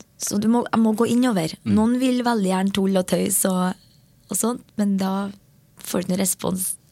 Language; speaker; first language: Norwegian; native; Norwegian